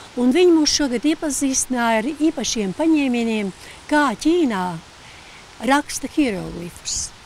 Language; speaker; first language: Latvian; native; Latvian